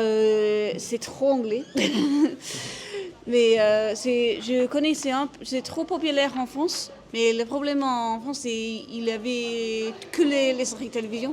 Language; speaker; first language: French; non-native, learner; English